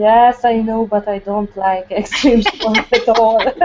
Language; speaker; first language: English; non-native, learner; Hungarian